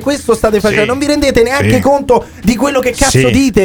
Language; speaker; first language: Italian; native; Italian